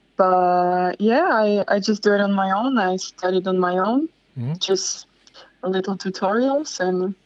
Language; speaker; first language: English; non-native, fluent; Slovak